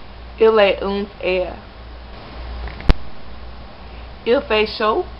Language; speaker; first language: French; non-native, learner; English